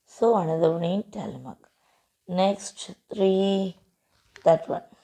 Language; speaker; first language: English; non-native, local second language; Tamil